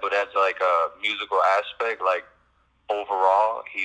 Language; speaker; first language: English; native; English